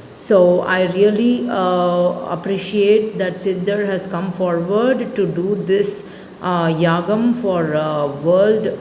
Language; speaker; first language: English; non-native, local second language; Tamil